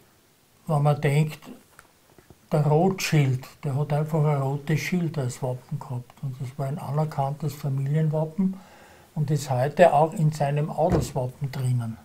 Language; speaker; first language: German; native; German